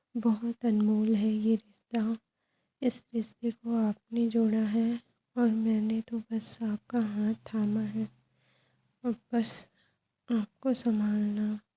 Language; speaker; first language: Hindi; native; Hindi